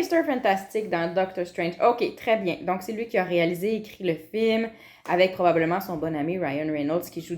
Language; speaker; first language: French; native; French